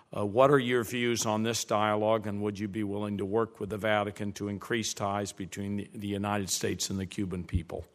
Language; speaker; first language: English; native; English